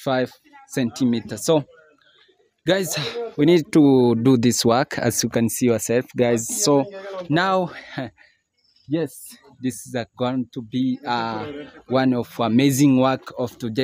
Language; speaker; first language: English; non-native, learner; Swahili